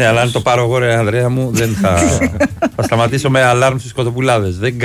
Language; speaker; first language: Greek; native; Greek